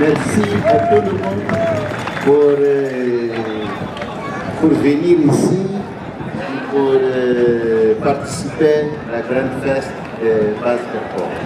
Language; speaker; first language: French; non-native, learner; Portuguese